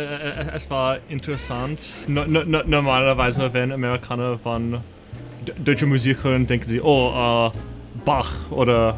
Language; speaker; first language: German; non-native, learner; English